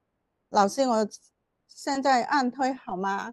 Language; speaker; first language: Chinese; non-native, local second language; Cantonese